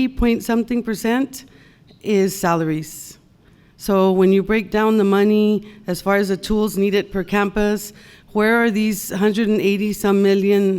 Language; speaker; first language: English; native; English